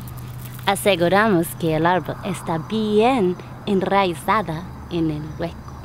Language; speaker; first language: Spanish; non-native, learner; English